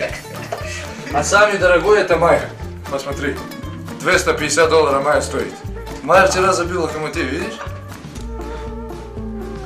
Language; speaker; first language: Russian; non-native, learner; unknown